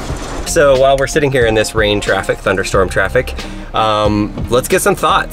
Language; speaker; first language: English; native; English